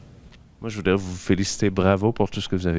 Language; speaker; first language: French; native; French